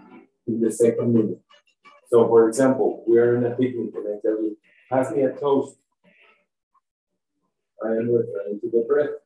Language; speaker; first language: English; non-native, fluent; Spanish